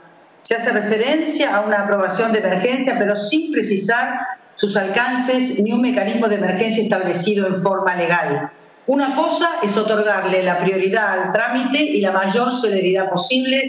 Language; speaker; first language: Spanish; native; Spanish